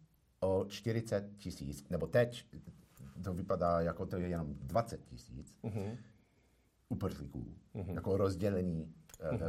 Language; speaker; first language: Czech; non-native, fluent; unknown